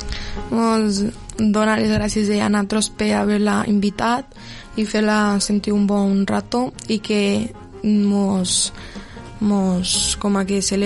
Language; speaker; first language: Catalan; early bilingual, other home language; Romanian